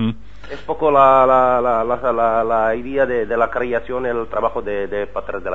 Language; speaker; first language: Spanish; non-native, learner; Arabic